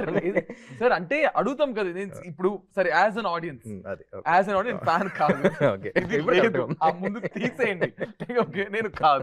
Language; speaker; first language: Telugu; native; Telugu